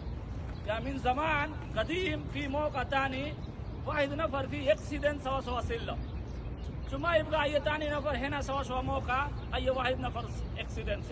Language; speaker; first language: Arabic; non-native, learner; Hindi